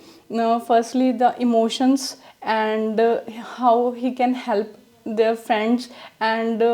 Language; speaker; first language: English; non-native, learner; Punjabi